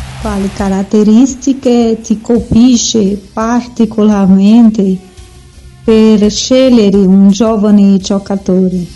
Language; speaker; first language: Italian; non-native, fluent; Portuguese